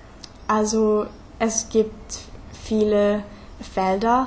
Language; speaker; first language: German; non-native, fluent; Hungarian